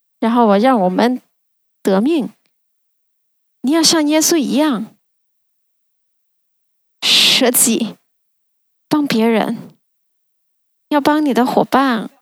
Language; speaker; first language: Chinese; non-native, fluent; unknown